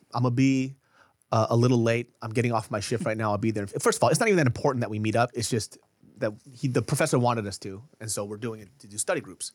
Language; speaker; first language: English; early bilingual, other home language; Korean